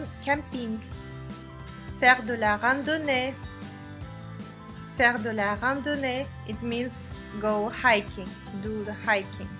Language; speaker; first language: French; non-native, fluent; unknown